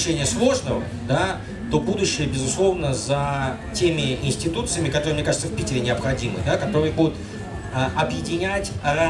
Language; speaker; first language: Russian; native; Russian